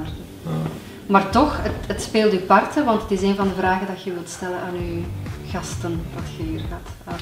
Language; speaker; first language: Dutch; native; Dutch